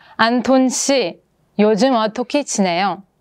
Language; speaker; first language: Korean; non-native, fluent; Russian